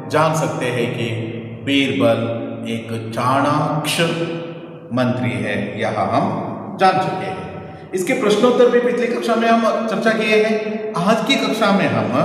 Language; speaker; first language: Hindi; non-native, local second language; Kannada